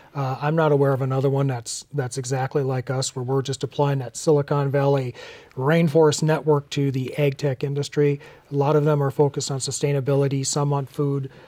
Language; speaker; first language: English; native; English